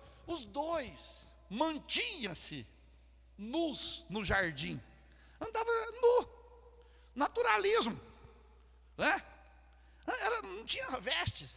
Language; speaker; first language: Portuguese; native; Portuguese